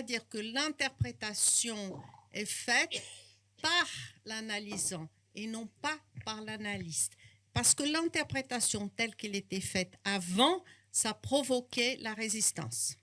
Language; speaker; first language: French; non-native, fluent; Portuguese